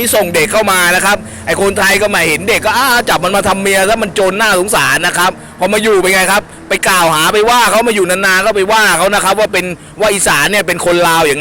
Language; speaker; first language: Thai; native; Thai